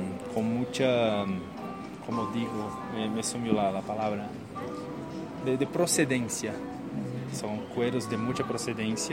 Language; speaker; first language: Spanish; non-native, learner; Portuguese